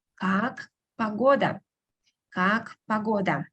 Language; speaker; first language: Russian; non-native, fluent; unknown